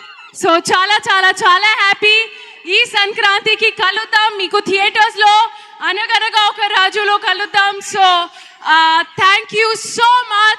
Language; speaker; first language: Telugu; non-native, learner; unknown